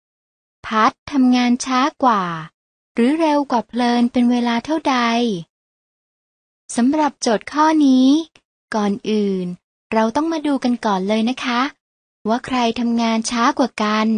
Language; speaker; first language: Thai; native; Thai